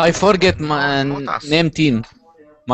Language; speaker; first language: English; non-native, learner; Arabic